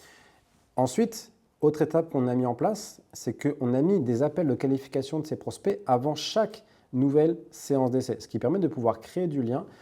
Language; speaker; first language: French; native; French